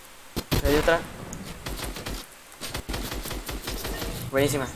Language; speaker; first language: Spanish; native; Spanish